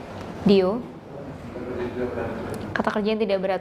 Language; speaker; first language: Indonesian; native; Indonesian